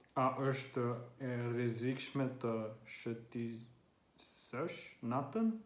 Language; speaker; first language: Albanian; non-native, learner; Finnish